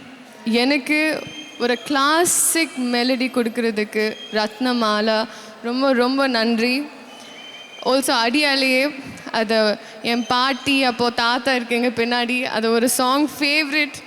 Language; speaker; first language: Tamil; non-native, fluent; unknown